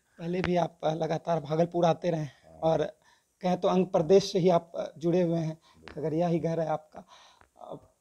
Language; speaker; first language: Hindi; native; Hindi